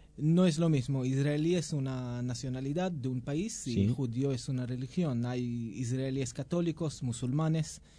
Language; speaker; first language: Spanish; non-native, fluent; Hebrew